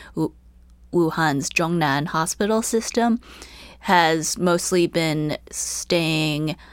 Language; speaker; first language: English; early bilingual, other home language; Chinese